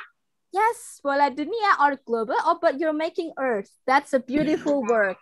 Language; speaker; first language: English; non-native, local second language; Indonesian